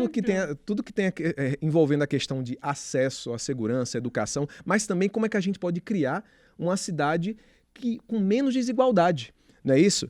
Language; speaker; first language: Portuguese; native; Portuguese